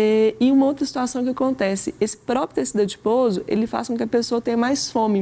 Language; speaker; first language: Portuguese; native; Portuguese